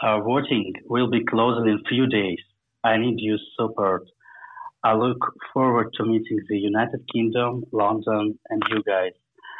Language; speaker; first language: English; non-native, learner; Russian